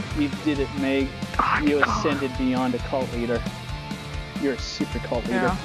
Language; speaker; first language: English; native; English